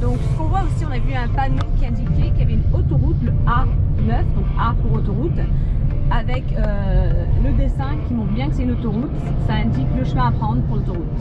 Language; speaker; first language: French; native; French